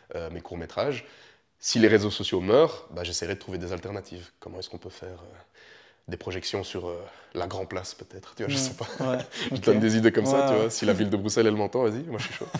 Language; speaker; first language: French; early bilingual, other home language; Romanian